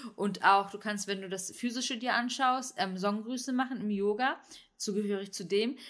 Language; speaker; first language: German; early bilingual, other home language; Turkish